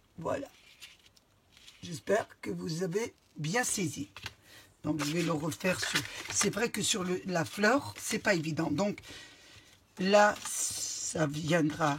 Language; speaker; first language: French; native; French